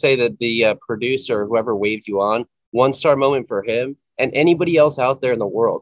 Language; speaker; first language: English; native; English